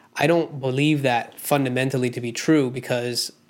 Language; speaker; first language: English; non-native, local second language; Hindi